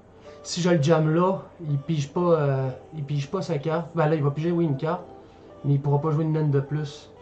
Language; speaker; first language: French; native; French